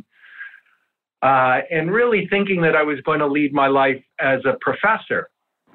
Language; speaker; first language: English; early bilingual, other home language; Italian